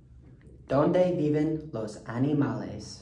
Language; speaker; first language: Spanish; non-native, learner; English